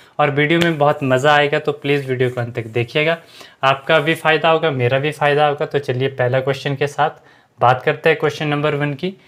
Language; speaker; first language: Hindi; native; Hindi